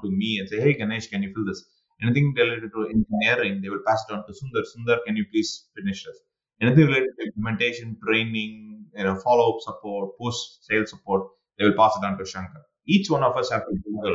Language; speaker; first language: English; non-native, local second language; Tamil